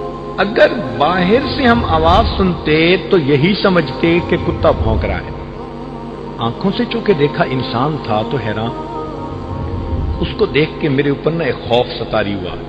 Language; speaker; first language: Urdu; native; Urdu